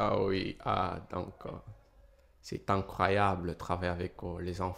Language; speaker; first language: French; non-native, fluent; Portuguese